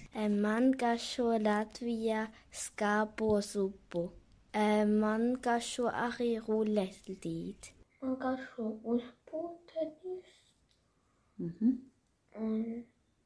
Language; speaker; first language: Latvian; early bilingual, heritage; Latvian